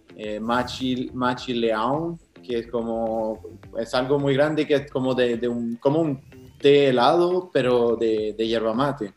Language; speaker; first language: Spanish; non-native, fluent; French